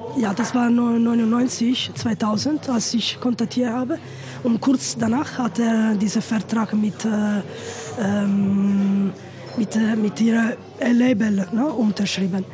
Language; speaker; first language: German; non-native, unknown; Italian